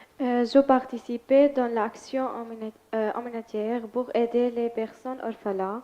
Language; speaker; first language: French; non-native, learner; Arabic